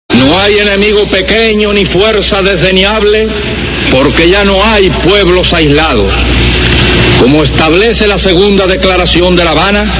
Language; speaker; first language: Spanish; native; Spanish